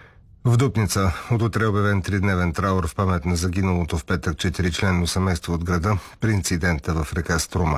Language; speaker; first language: Bulgarian; native; Bulgarian